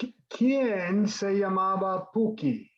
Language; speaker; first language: Spanish; non-native, fluent; English